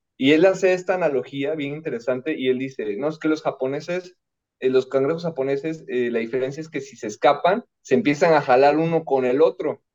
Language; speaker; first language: Spanish; native; Spanish